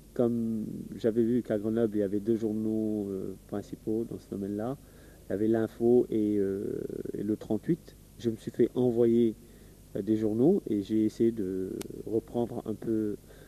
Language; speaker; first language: French; non-native, local second language; Wolof